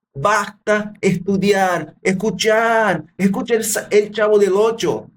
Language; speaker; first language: Spanish; non-native, learner; Portuguese